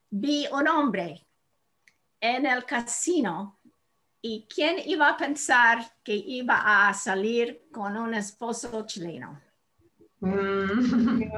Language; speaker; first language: Spanish; non-native, fluent; English